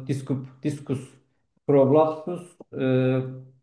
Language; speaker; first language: German; non-native, learner; Turkish